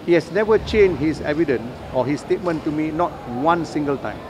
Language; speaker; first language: English; non-native, local second language; Malay